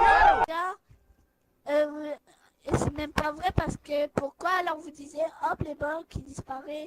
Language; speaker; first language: French; native; French